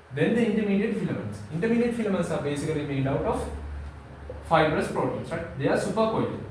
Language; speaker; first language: English; non-native, local second language; Sinhala